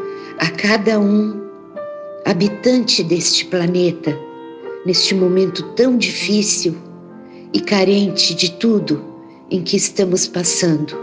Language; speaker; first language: Portuguese; native; Portuguese